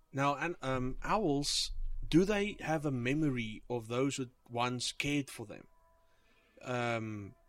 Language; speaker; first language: English; non-native, local second language; Afrikaans